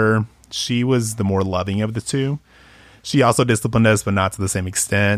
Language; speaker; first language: English; early bilingual, other home language; Spanish